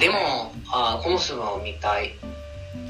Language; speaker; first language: Japanese; non-native, learner; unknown